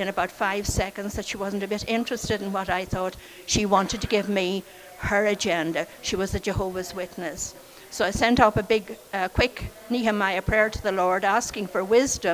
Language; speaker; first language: English; native; English